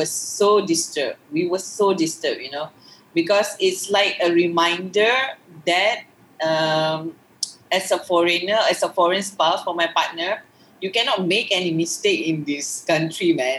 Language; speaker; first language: English; non-native, local second language; Malay